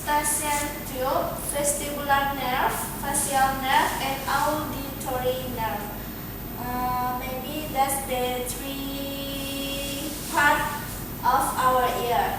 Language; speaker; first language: English; non-native, learner; Indonesian